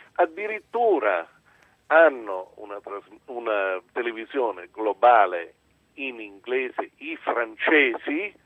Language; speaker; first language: Italian; early bilingual, other home language; English